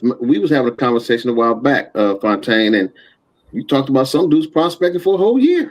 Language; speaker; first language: English; native; English